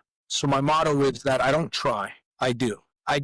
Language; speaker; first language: English; native; English